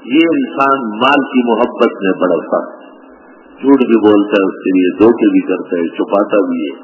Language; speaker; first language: Urdu; non-native, local second language; Pashto